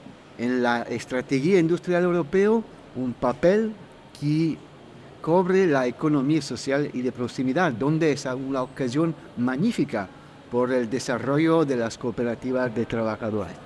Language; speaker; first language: Spanish; non-native, fluent; Italian